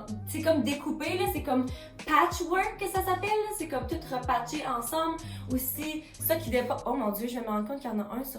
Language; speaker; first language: French; native; French